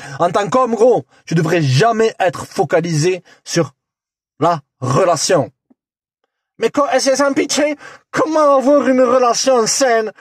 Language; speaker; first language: French; native; French